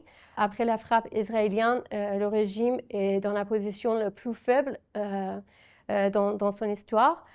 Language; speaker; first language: French; non-native, fluent; Persian